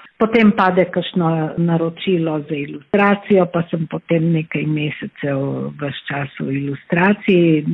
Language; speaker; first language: Slovenian; native; Slovenian